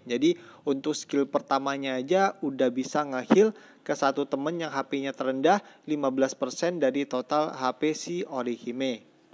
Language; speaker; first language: Indonesian; native; Indonesian